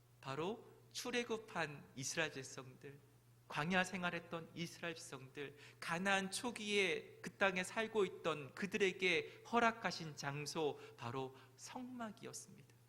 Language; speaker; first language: Korean; native; Korean